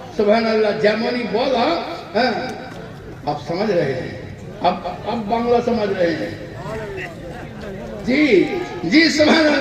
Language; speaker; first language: Urdu; non-native, local second language; Bangla